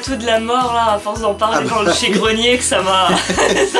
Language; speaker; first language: French; native; French